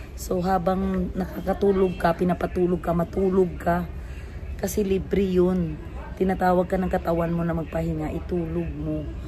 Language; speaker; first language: Filipino; non-native, local second language; Cebuano